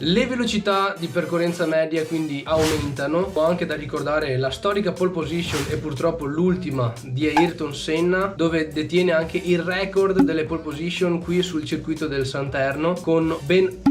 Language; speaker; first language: Italian; native; Italian